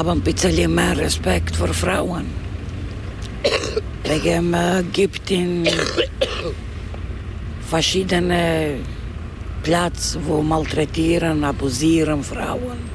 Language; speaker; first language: German; non-native, learner; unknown